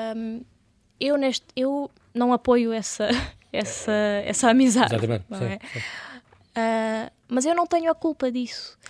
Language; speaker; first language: Portuguese; early bilingual, other home language; Russian